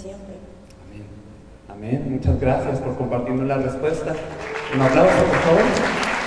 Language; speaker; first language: Spanish; non-native, learner; Korean